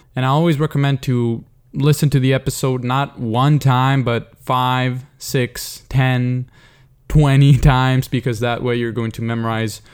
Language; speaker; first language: English; non-native, fluent; Italian